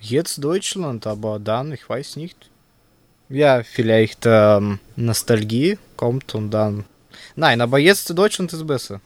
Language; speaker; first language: German; non-native, learner; Russian